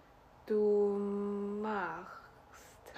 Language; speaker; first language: German; non-native, learner; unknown